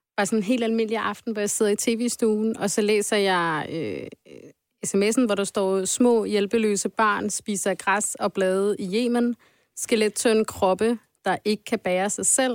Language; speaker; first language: Danish; early bilingual, other home language; Arabic